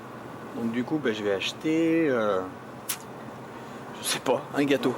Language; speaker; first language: French; native; French